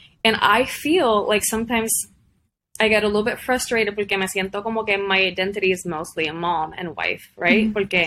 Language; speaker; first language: English; non-native, local second language; Spanish